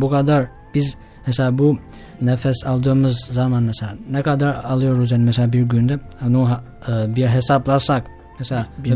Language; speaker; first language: Turkish; non-native, learner; Albanian